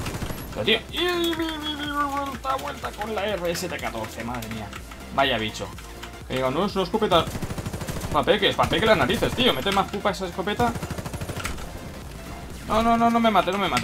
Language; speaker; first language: Spanish; native; Spanish